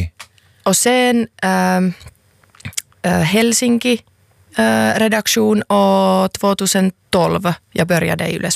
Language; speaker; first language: Swedish; non-native, local second language; Finnish